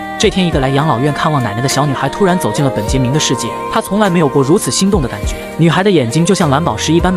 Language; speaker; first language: Chinese; native; Chinese